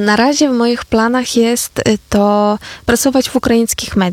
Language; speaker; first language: Polish; non-native, fluent; Ukrainian